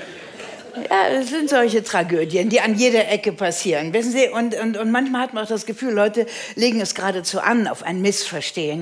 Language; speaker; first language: German; native; German